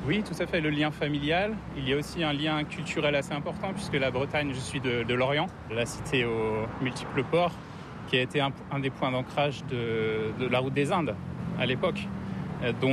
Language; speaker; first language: French; native; French